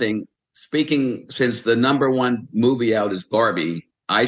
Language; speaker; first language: English; native; English